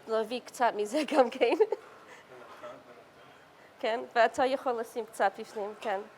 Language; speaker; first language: Hebrew; non-native, learner; English